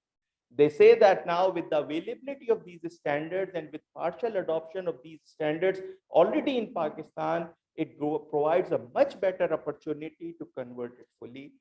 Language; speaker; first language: English; non-native, local second language; Urdu